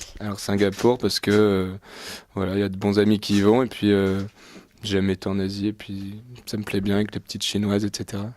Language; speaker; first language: French; native; French